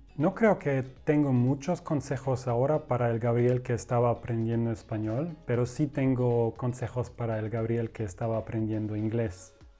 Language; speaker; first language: Spanish; non-native, fluent; German